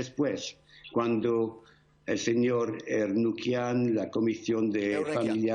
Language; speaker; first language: Spanish; non-native, fluent; English